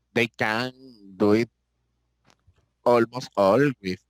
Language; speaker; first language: English; non-native, learner; Spanish